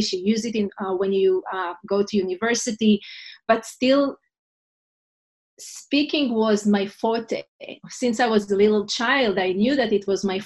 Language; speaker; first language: English; non-native, fluent; Hebrew